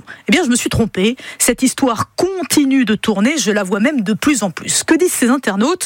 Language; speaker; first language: French; native; French